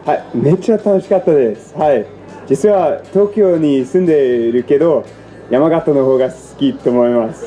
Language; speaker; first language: Japanese; non-native, learner; English